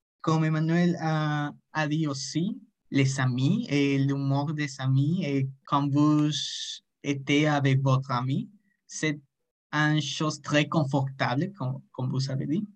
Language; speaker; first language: French; non-native, learner; Spanish